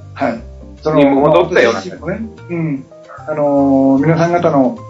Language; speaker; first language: Japanese; native; Japanese